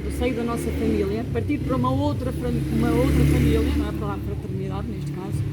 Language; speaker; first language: Portuguese; native; Portuguese